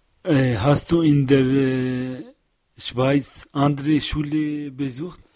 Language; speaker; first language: German; non-native, learner; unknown